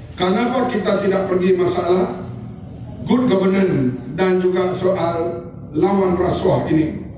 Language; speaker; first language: Malay; native; Malay